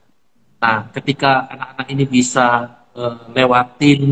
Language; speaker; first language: Indonesian; native; Indonesian